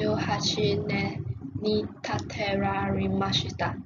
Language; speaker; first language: Japanese; non-native, learner; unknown